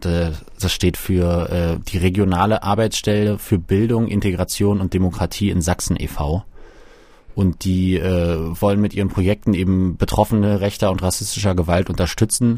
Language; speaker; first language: German; native; German